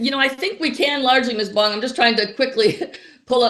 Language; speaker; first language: English; native; English